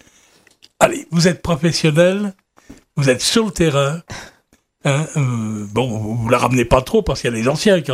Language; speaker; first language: French; native; French